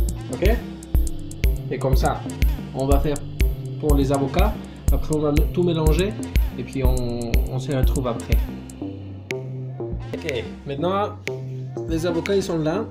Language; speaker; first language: French; non-native, fluent; Spanish